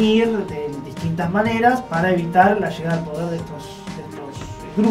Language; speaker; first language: Spanish; native; Spanish